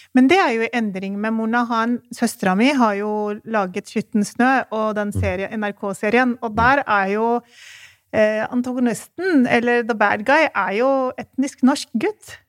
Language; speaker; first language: Norwegian; early bilingual, other home language; Urdu